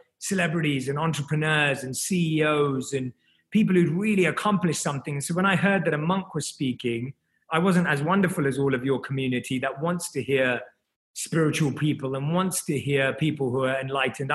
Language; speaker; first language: English; native; English